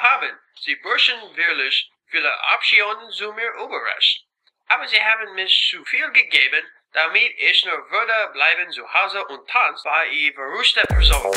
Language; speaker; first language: German; non-native, learner; English